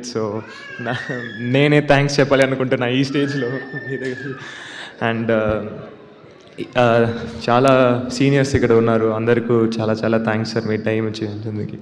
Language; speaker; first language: Telugu; non-native, learner; Tamil